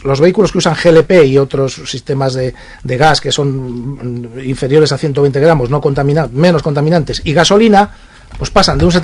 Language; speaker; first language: Spanish; native; Spanish